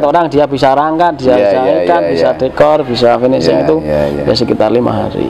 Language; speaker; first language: Indonesian; native; Indonesian